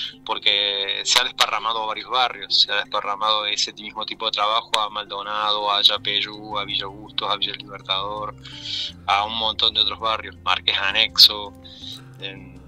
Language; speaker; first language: Spanish; native; Spanish